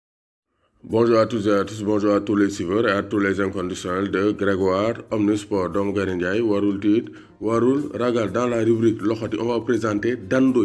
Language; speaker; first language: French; non-native, local second language; Wolof